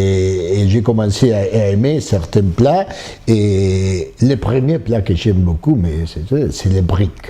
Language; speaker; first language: French; non-native, fluent; Spanish